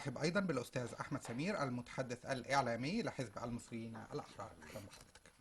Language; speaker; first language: Arabic; native; Arabic